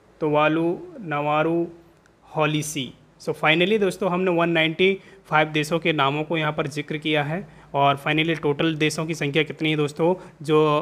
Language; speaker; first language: Hindi; native; Hindi